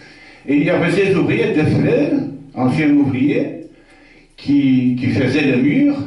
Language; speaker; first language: French; non-native, fluent; Polish